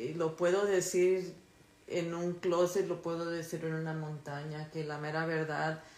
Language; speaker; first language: Spanish; early bilingual, other home language; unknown